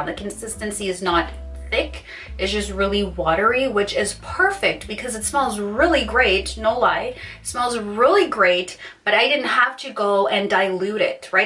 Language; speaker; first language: English; native; English